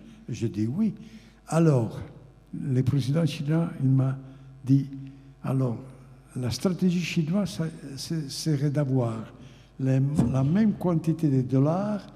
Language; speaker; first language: French; non-native, fluent; Italian